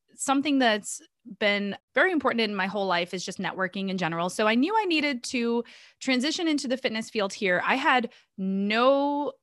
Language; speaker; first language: English; native; English